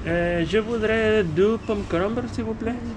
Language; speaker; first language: French; non-native, learner; Spanish